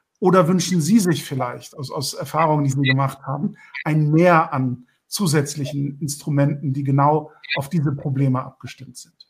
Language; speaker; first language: German; early bilingual, other home language; Turkish